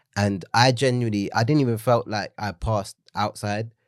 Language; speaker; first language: English; native; English